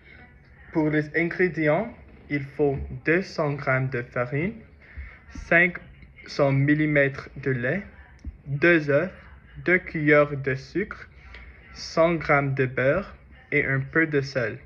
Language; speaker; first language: French; non-native, learner; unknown